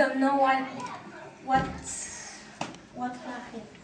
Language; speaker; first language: English; non-native, learner; Arabic